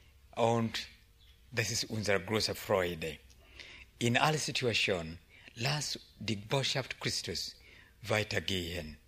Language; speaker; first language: German; non-native, learner; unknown